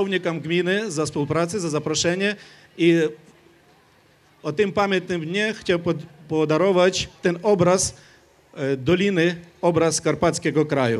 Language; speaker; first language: Polish; non-native, learner; Ukrainian